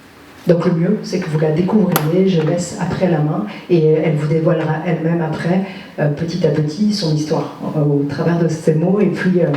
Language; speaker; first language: French; native; French